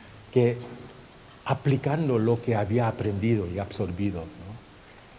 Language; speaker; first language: Spanish; non-native, fluent; Thai